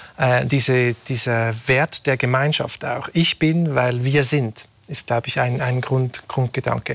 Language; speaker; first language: German; native; German